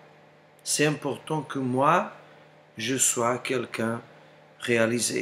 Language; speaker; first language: French; non-native, fluent; Portuguese